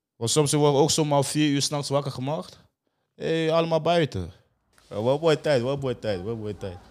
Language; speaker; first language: Dutch; non-native, fluent; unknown